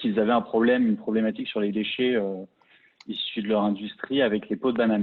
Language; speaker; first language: French; native; French